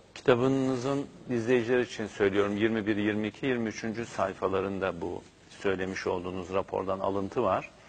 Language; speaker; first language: Turkish; native; Turkish